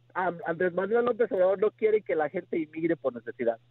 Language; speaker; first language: Spanish; native; Spanish